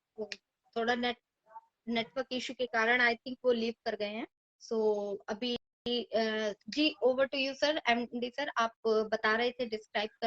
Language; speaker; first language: Hindi; native; Hindi